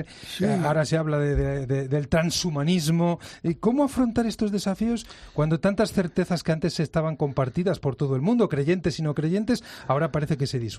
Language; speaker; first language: Spanish; native; Spanish